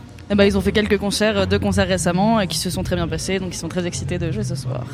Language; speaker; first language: French; native; French